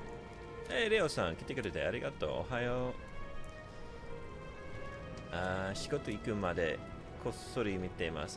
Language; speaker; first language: Japanese; non-native, learner; English